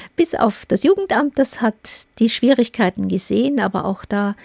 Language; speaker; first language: German; native; German